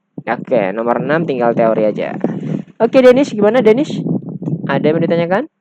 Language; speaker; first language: Indonesian; native; Indonesian